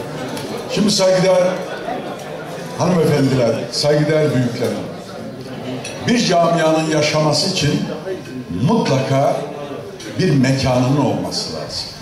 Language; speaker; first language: Turkish; native; Turkish